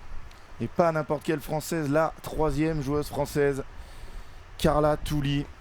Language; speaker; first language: French; native; French